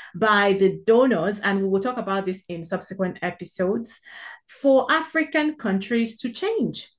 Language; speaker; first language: English; non-native, local second language; Igbo